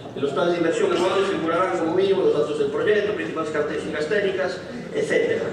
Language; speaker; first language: Spanish; non-native, local second language; Galician